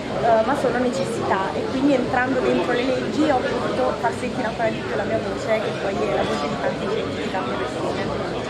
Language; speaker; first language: Italian; native; Italian